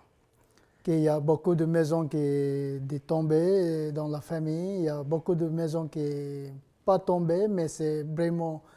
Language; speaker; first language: French; non-native, learner; Nepali